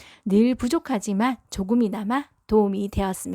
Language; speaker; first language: Korean; native; Korean